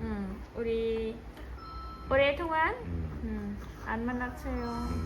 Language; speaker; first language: Korean; non-native, learner; Khmer